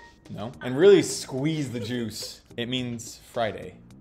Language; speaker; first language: English; native; English